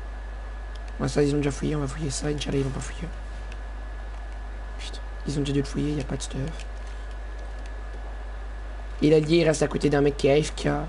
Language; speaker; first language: French; native; French